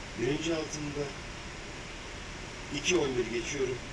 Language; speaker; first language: Turkish; native; Turkish